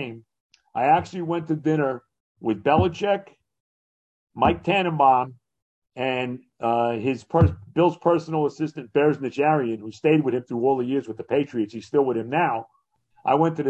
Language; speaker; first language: English; native; English